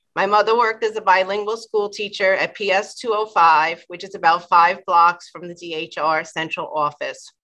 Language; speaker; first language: English; native; English